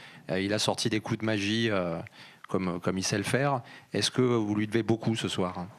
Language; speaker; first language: French; native; French